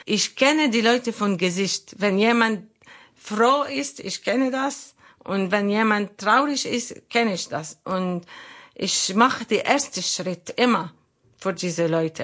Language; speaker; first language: German; non-native, learner; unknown